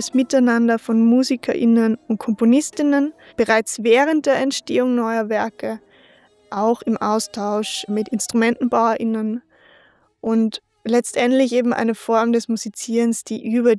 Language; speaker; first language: German; native; German